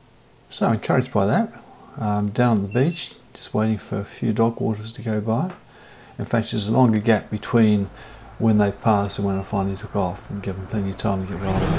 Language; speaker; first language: English; native; English